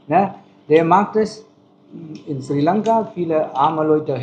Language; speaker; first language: German; non-native, learner; Tamil